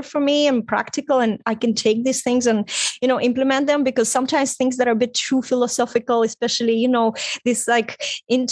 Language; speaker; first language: English; non-native, fluent; Russian